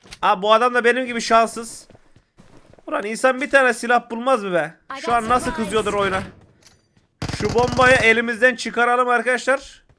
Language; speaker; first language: Turkish; native; Turkish